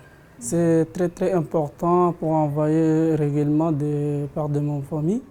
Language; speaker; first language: French; non-native, learner; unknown